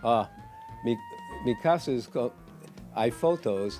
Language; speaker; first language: Spanish; non-native, learner; English